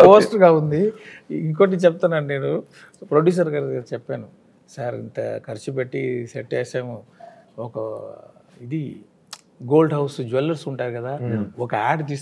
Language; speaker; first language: Telugu; non-native, fluent; Tamil